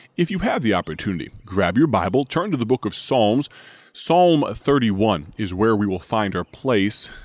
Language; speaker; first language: English; native; English